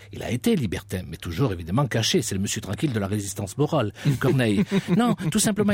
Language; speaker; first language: French; native; French